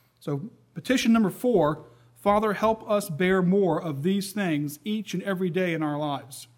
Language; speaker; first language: English; native; English